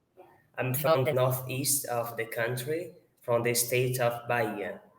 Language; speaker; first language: English; non-native, fluent; Portuguese